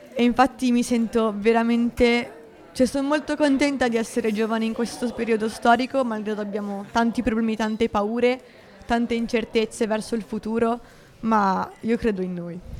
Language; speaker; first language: Italian; native; Italian